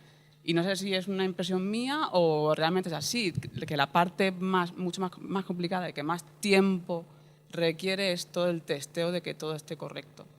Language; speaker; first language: Spanish; native; Spanish